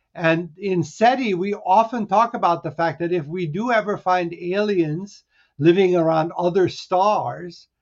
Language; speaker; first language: English; early bilingual, other home language; Hungarian